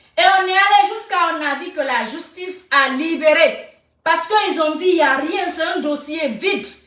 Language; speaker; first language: French; non-native, local second language; Susu